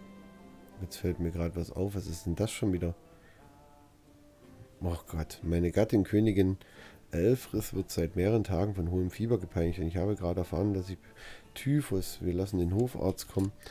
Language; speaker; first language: German; native; German